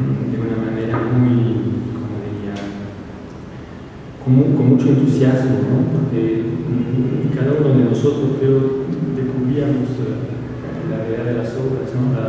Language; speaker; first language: Spanish; non-native, fluent; French